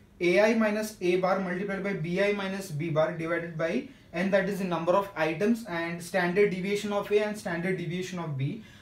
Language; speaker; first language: English; non-native, local second language; Marathi